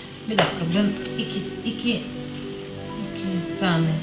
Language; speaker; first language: Turkish; non-native, learner; Russian